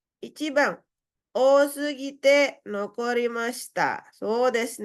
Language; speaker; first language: Japanese; non-native, fluent; Indonesian